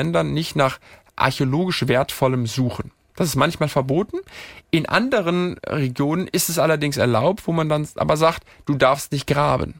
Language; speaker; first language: German; native; German